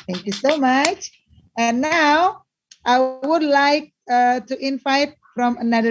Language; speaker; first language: English; non-native, learner; Indonesian